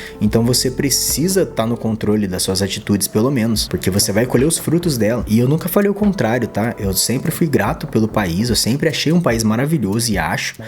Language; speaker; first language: Portuguese; native; Portuguese